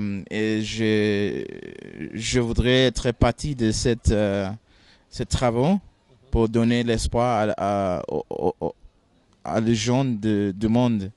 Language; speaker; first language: French; non-native, fluent; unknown